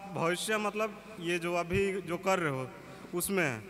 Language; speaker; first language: Hindi; native; Hindi